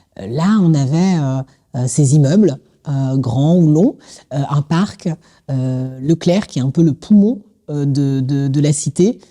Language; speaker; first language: French; native; French